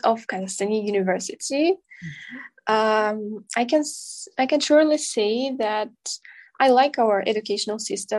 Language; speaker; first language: English; non-native, fluent; Kazakh